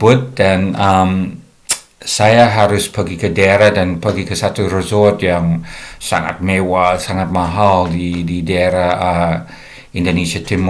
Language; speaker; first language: Indonesian; non-native, fluent; English